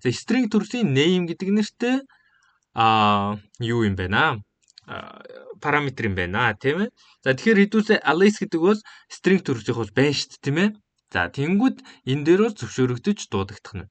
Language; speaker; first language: Mongolian; native; Mongolian